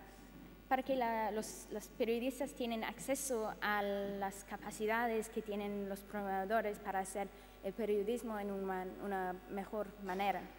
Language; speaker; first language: Spanish; non-native, fluent; English